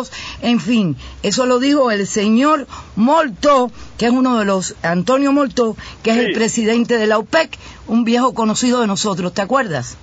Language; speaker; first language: Spanish; native; Spanish